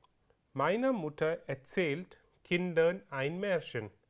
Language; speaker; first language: German; non-native, fluent; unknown